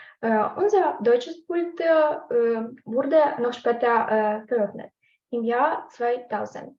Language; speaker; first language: German; non-native, learner; Ukrainian